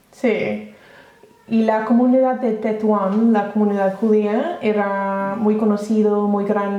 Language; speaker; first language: Spanish; non-native, learner; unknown